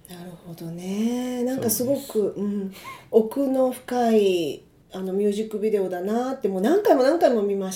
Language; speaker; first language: Japanese; native; Japanese